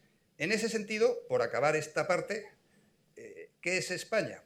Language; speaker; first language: Spanish; native; Spanish